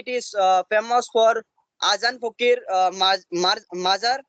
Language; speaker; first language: English; non-native, learner; Assamese